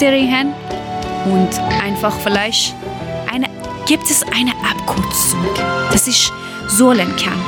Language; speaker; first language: German; non-native, learner; Persian